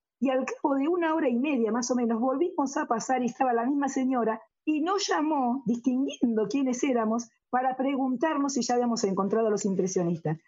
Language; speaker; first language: Spanish; native; Spanish